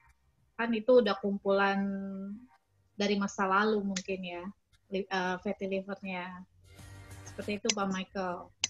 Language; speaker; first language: Indonesian; native; Indonesian